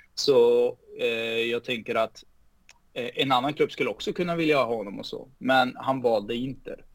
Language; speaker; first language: Swedish; early bilingual, heritage; Spanish